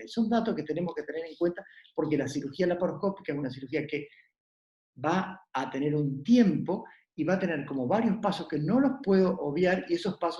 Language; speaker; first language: Spanish; native; Spanish